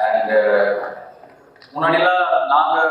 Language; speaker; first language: Tamil; native; Tamil